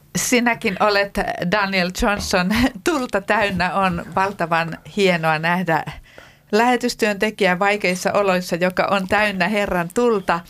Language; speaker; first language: Finnish; native; Finnish